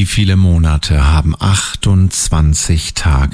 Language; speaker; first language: German; native; German